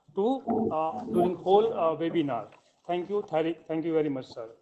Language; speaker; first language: English; non-native, local second language; Gujarati